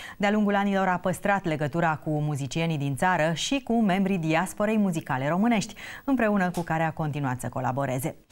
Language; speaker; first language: Romanian; native; Romanian